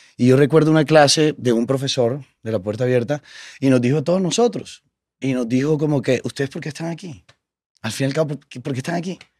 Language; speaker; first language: Spanish; native; Spanish